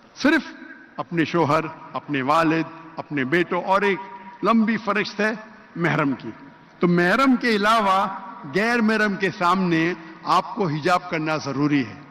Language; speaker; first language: Urdu; non-native, local second language; Konkani